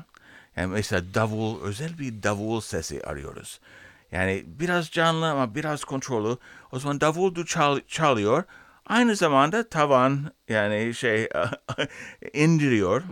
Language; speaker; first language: Turkish; non-native, learner; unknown